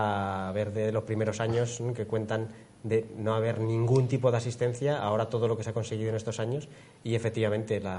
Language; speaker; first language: Spanish; native; Spanish